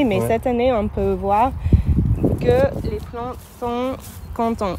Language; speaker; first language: French; non-native, learner; English